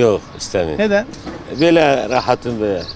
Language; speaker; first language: Turkish; non-native, learner; Arabic